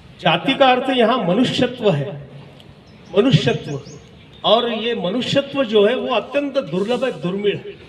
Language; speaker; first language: Hindi; non-native, local second language; Marathi